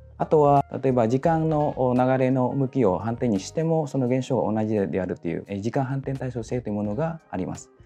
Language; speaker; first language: Japanese; non-native, fluent; Vietnamese